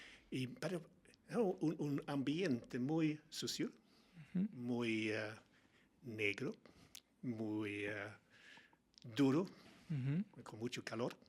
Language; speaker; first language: Spanish; non-native, learner; Swedish